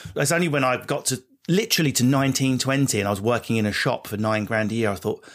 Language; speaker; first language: English; native; English